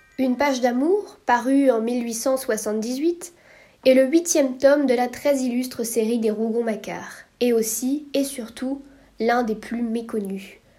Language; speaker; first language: French; native; French